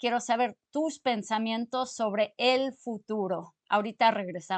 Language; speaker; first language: Spanish; early bilingual, other home language; English